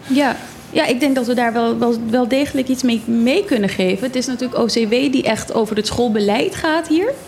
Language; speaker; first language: Dutch; native; Dutch